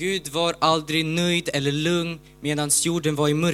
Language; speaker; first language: Swedish; non-native, learner; Ukrainian